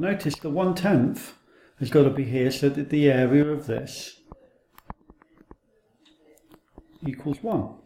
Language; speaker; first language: English; native; English